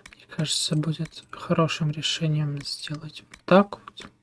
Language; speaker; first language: Russian; native; Russian